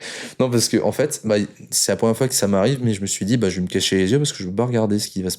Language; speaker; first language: French; native; French